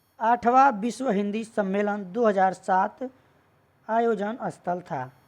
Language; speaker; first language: Hindi; native; Hindi